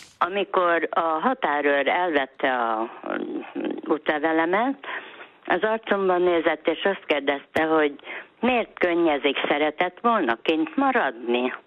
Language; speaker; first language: Hungarian; native; Hungarian